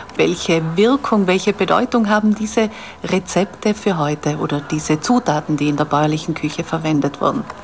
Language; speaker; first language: German; native; German